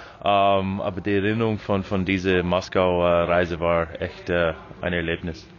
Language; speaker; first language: German; non-native, learner; English